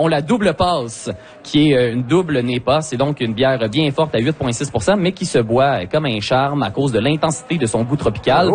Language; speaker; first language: French; native; French